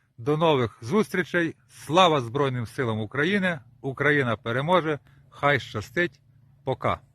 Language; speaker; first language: Ukrainian; native; Ukrainian